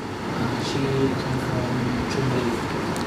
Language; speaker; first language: English; non-native, learner; Thai